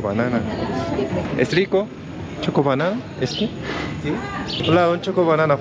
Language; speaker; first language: Spanish; non-native, learner; Korean